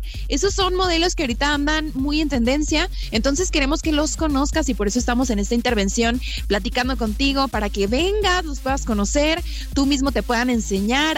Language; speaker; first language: Spanish; native; Spanish